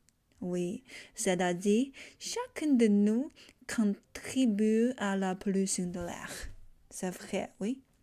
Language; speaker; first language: French; non-native, learner; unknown